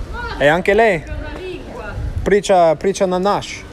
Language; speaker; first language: Italian; non-native, fluent; English